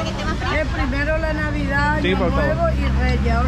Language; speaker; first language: Spanish; native; Spanish